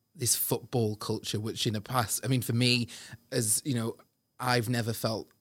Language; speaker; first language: English; native; English